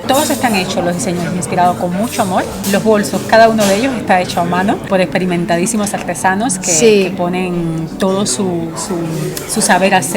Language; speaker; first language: Spanish; native; Spanish